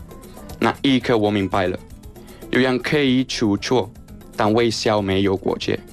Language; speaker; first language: Chinese; non-native, fluent; Spanish